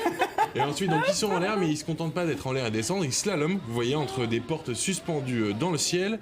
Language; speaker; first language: French; native; French